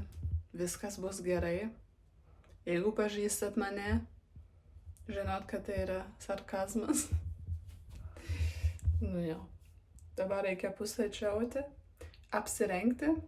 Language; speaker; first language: Lithuanian; non-native, learner; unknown